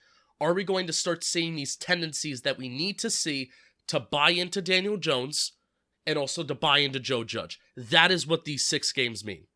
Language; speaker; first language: English; native; English